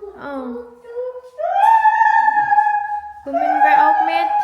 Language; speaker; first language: German; non-native, learner; Filipino